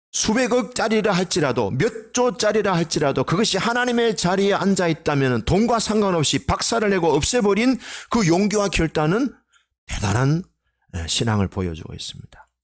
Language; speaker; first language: Korean; native; Korean